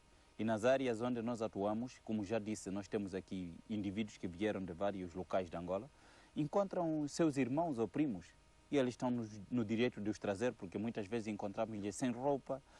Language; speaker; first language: Portuguese; native; Portuguese